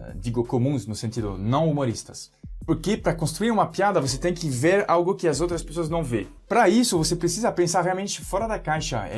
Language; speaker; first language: Portuguese; non-native, fluent; French